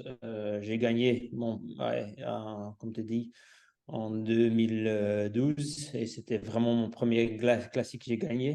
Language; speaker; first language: French; non-native, local second language; Dutch